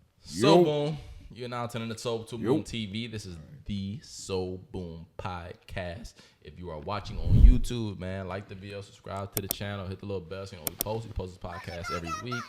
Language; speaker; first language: English; native; English